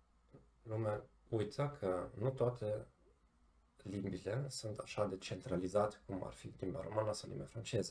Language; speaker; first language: Romanian; non-native, fluent; German